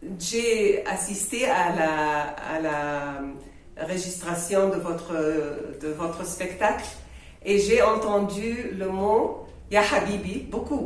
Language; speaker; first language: French; non-native, fluent; Arabic